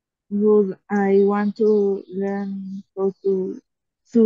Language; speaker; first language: English; non-native, learner; Spanish